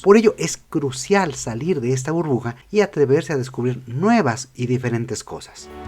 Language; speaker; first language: Spanish; native; Spanish